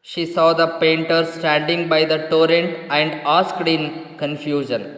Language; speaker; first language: English; non-native, local second language; Kannada